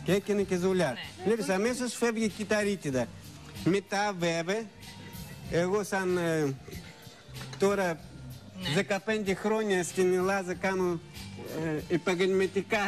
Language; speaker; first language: Greek; non-native, fluent; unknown